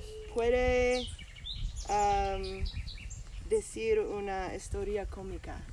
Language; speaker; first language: Spanish; non-native, learner; English